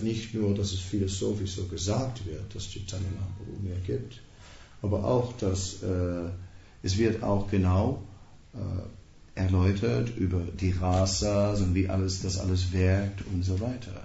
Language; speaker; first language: German; non-native, fluent; Dutch